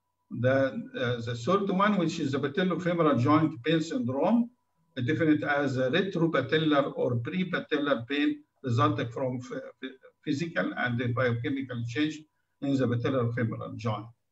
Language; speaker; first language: English; non-native, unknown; Arabic